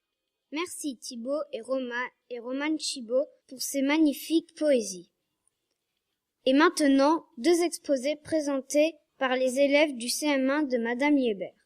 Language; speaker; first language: French; native; French